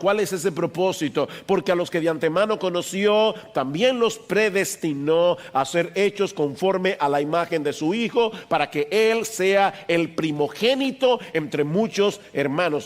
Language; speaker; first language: Spanish; native; Spanish